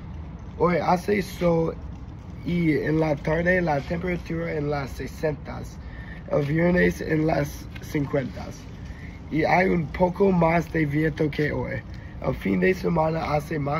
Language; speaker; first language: Spanish; non-native, learner; English